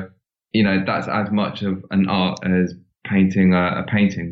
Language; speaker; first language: English; native; English